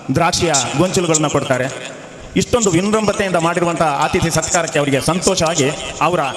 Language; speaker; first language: Kannada; non-native, local second language; Malayalam